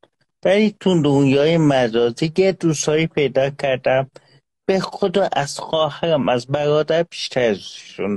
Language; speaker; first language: Persian; non-native, local second language; Azerbaijani